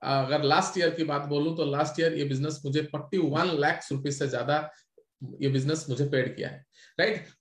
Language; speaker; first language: Hindi; non-native, local second language; Odia